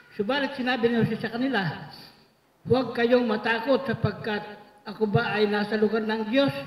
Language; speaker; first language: Filipino; native; Filipino